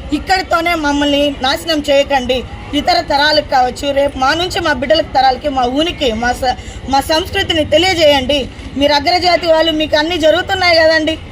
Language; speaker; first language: Telugu; non-native, local second language; Lambadi